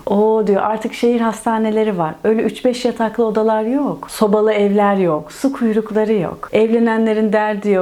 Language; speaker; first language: Turkish; native; Turkish